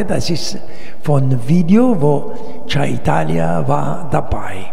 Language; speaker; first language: German; non-native, learner; Italian